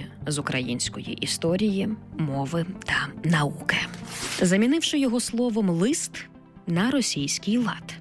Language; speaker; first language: Ukrainian; native; Ukrainian